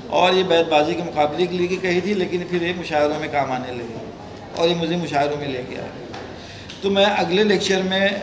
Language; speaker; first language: Urdu; native; Urdu